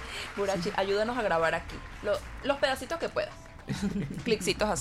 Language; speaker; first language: Spanish; native; Spanish